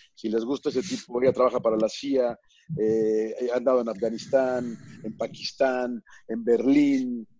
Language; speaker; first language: Spanish; native; Spanish